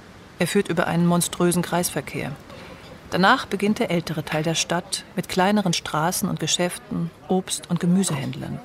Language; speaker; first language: German; native; German